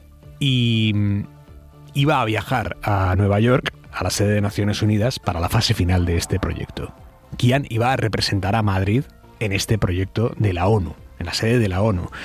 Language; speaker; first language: Spanish; native; Spanish